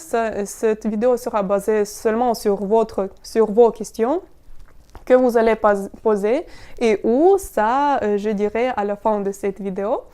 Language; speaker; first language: French; non-native, fluent; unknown